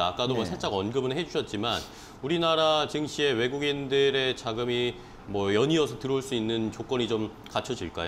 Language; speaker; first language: Korean; native; Korean